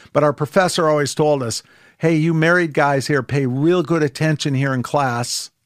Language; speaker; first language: English; native; English